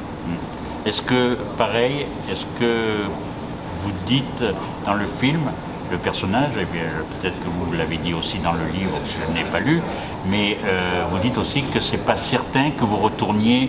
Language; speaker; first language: French; native; French